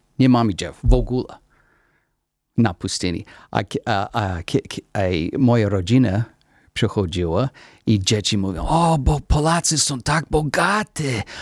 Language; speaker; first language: Polish; non-native, learner; English